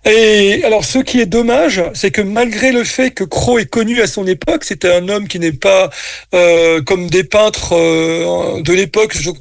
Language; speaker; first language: French; native; French